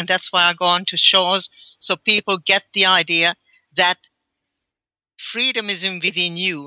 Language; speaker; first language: English; early bilingual, other home language; Hungarian